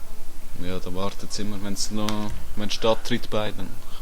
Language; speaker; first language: German; native; German